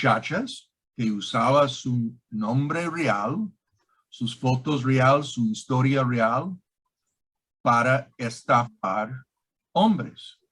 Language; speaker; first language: Spanish; non-native, fluent; English